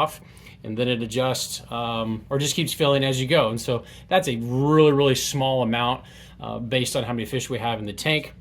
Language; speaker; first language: English; native; English